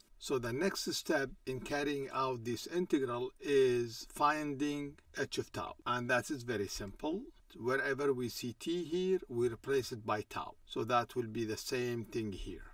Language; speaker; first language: English; non-native, fluent; Arabic